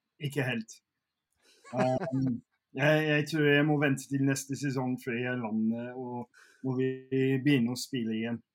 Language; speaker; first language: Norwegian; non-native, fluent; English